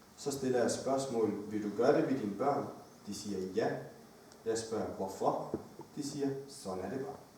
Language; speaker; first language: Danish; early bilingual, other home language; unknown